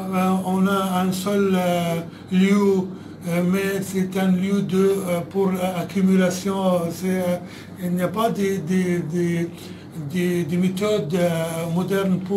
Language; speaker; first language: French; non-native, fluent; Arabic